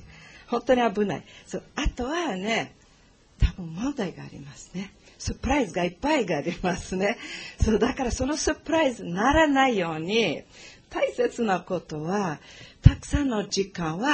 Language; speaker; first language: Japanese; non-native, learner; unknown